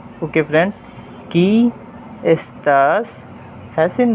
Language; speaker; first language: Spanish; non-native, learner; Hindi